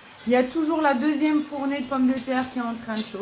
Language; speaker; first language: French; native; French